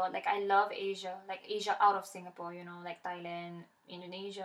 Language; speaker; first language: English; native; English